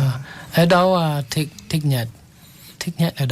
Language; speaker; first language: Vietnamese; non-native, learner; English